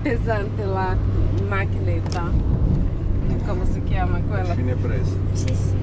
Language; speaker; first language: Italian; non-native, learner; Portuguese